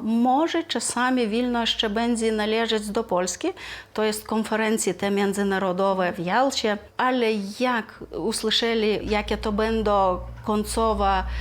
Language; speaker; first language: Polish; non-native, fluent; Lithuanian